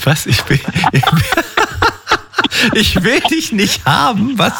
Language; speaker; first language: German; native; German